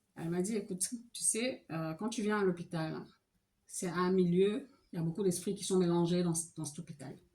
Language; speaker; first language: French; non-native, local second language; Lingala